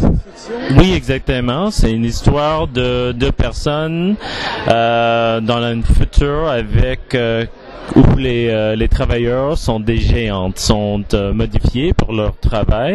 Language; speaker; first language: French; non-native, learner; English